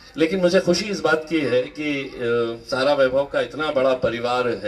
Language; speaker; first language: Hindi; non-native, local second language; Marathi